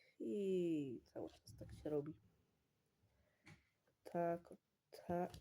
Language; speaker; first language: Polish; early bilingual, heritage; Polish